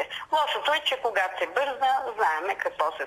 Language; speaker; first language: Bulgarian; native; Bulgarian